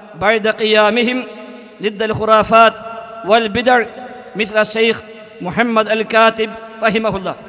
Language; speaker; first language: Arabic; non-native, fluent; Malayalam